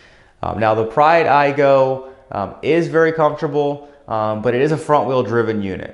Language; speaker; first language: English; native; English